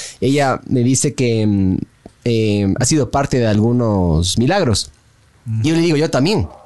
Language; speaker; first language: Spanish; native; Spanish